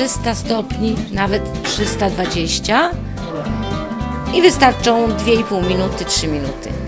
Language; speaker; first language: Polish; non-native, fluent; Italian